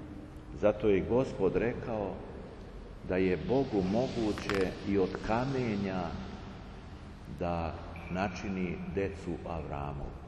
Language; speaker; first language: Serbian; native; Serbian